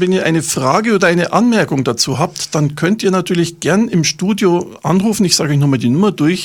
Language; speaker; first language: German; native; German